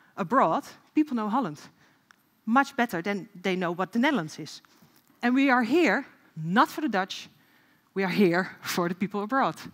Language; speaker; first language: English; non-native, fluent; Dutch